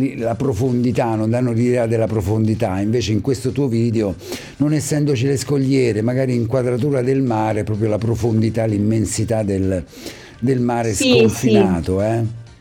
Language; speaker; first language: Italian; native; Italian